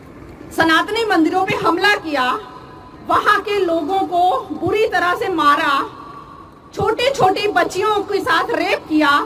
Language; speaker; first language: Hindi; native; Hindi